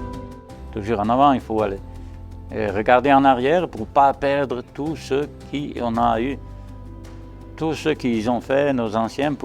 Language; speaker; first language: French; non-native, local second language; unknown